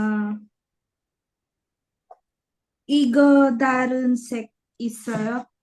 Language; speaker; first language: Korean; non-native, learner; Filipino